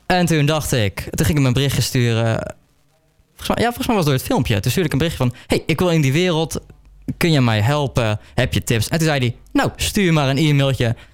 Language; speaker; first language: Dutch; native; Dutch